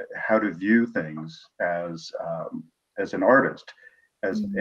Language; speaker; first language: English; native; English